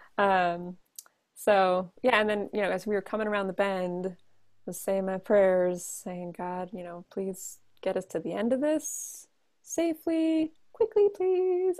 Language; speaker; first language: English; native; English